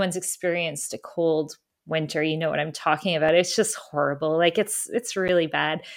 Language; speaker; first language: English; early bilingual, other home language; German